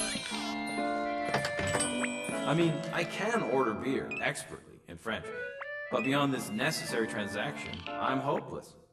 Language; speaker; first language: English; native; English